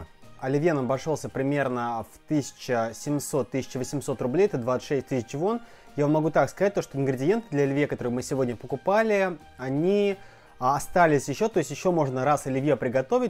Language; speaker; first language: Russian; native; Russian